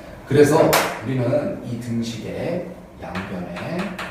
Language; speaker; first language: Korean; native; Korean